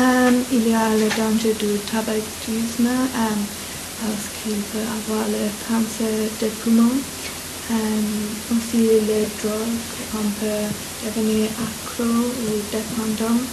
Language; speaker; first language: French; non-native, learner; English